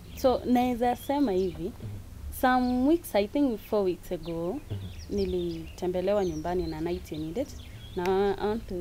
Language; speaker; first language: Swahili; non-native, local second language; Kalenjin